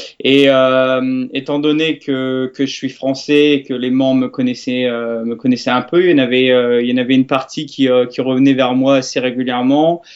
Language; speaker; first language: French; native; French